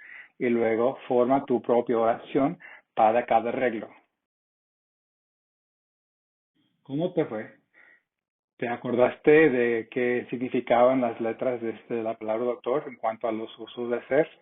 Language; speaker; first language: Spanish; non-native, fluent; English